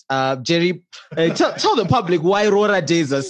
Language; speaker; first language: English; non-native, local second language; Shona